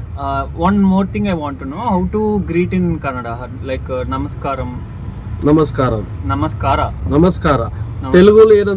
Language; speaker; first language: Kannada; non-native, learner; Telugu